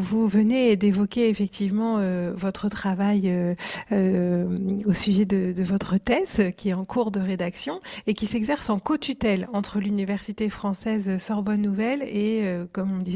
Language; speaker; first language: French; native; French